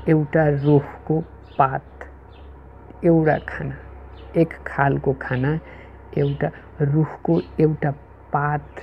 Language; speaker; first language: Nepali; native; Nepali